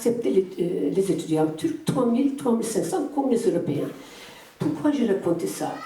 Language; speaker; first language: French; non-native, fluent; Turkish